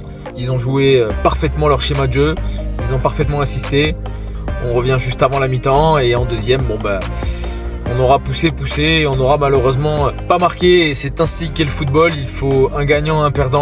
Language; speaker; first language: French; native; French